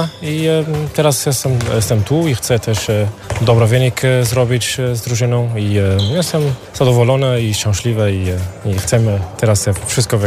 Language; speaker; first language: Polish; non-native, learner; Portuguese